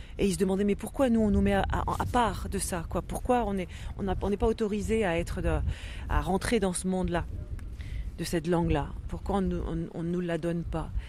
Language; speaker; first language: French; non-native, local second language; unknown